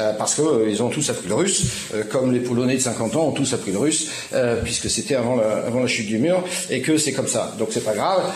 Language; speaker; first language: French; native; French